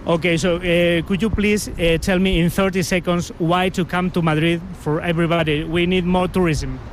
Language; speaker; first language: English; non-native, fluent; Spanish